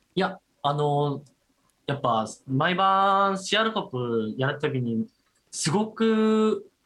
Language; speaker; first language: Japanese; non-native, fluent; Korean